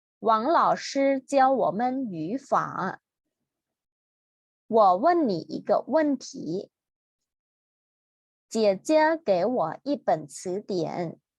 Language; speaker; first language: Chinese; non-native, fluent; Thai